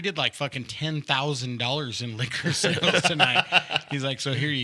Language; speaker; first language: English; native; English